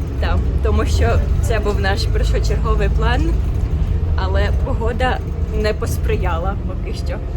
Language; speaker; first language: Ukrainian; native; Ukrainian